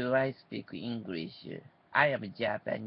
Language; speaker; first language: English; non-native, learner; Japanese